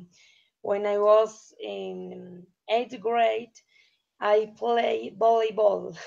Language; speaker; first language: English; non-native, learner; Spanish